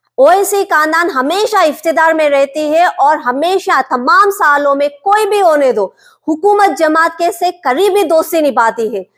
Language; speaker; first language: Hindi; non-native, local second language; Telugu